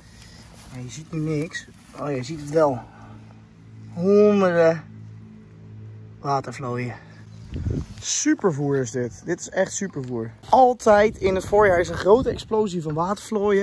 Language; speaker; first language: Dutch; native; Dutch